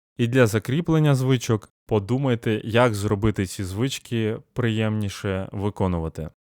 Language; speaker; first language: Ukrainian; non-native, local second language; Russian